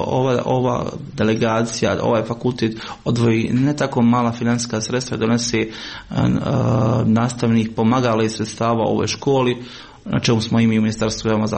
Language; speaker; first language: Croatian; native; Croatian